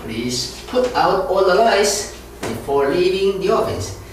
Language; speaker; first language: English; non-native, fluent; Korean